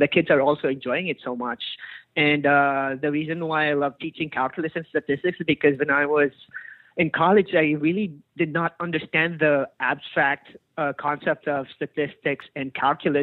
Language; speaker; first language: English; non-native, local second language; Filipino